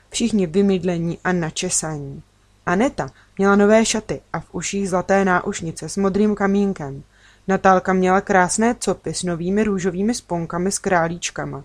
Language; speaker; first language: Czech; native; Czech